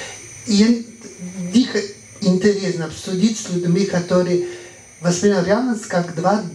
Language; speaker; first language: Russian; non-native, fluent; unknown